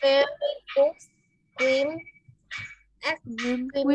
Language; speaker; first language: English; non-native, learner; Vietnamese